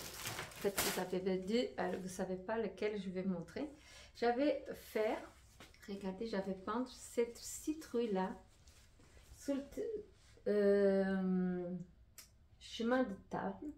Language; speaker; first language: French; non-native, fluent; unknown